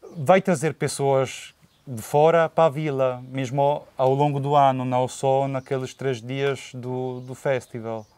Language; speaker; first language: Portuguese; non-native, fluent; Italian